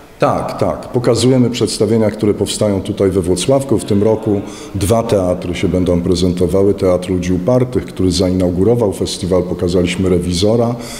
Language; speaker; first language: Polish; native; Polish